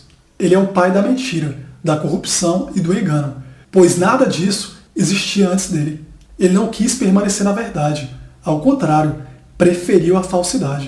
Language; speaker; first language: Portuguese; native; Portuguese